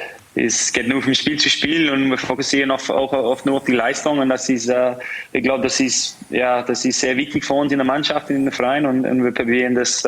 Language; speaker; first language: German; non-native, fluent; English